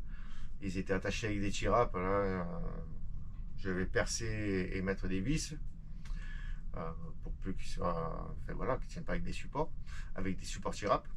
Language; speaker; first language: French; native; French